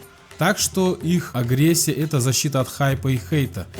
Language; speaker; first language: Russian; native; Russian